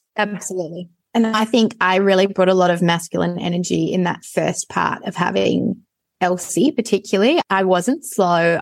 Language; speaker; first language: English; native; English